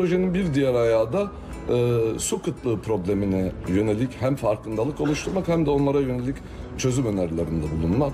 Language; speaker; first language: Turkish; native; Turkish